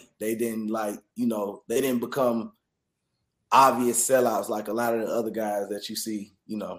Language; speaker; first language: English; native; English